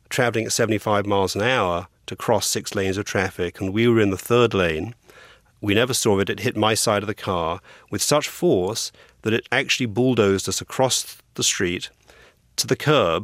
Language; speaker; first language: English; native; English